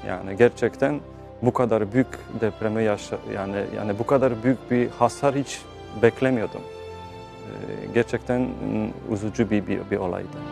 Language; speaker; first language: Turkish; early bilingual, heritage; Turkish